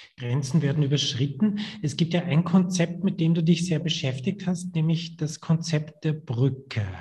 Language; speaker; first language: German; native; German